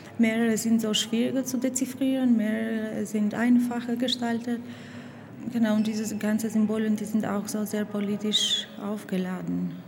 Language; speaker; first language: German; non-native, fluent; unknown